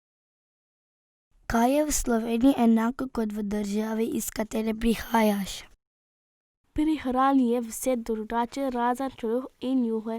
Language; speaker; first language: Slovenian; early bilingual, other home language; Arabic